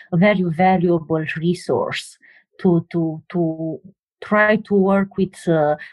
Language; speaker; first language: English; non-native, fluent; Romanian